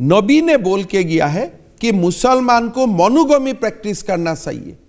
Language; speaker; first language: Hindi; non-native, local second language; Assamese